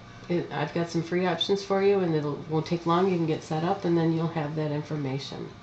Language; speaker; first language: English; native; English